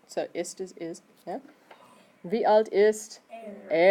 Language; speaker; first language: German; non-native, fluent; English